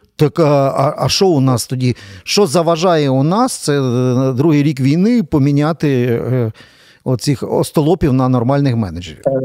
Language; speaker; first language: Ukrainian; native; Ukrainian